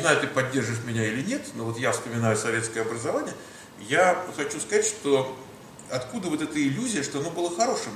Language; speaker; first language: Russian; native; Russian